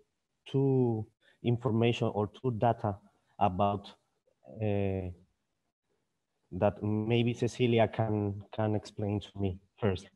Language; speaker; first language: English; non-native, learner; Spanish